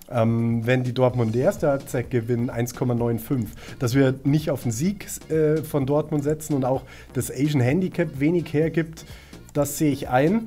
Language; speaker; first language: German; native; German